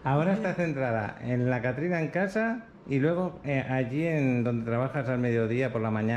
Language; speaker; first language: Spanish; native; Spanish